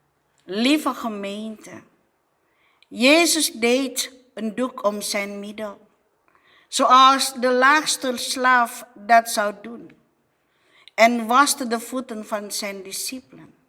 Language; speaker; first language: Dutch; non-native, fluent; Indonesian